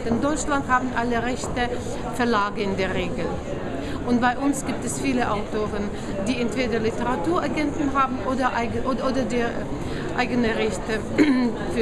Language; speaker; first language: German; non-native, fluent; Russian